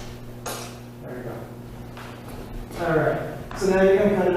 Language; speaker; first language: English; native; English